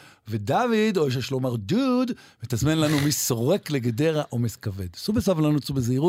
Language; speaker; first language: Hebrew; native; Hebrew